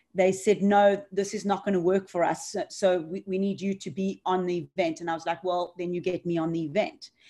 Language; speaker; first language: English; native; English